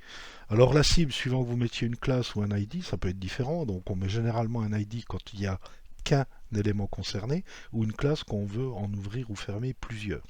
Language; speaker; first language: French; native; French